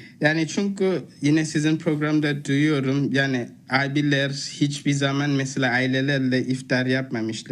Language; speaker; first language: Turkish; non-native, fluent; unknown